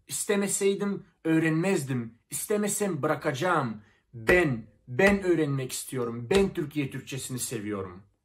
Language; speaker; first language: Turkish; non-native, fluent; Russian